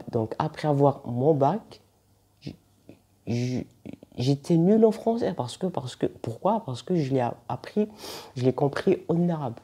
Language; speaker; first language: French; non-native, local second language; Arabic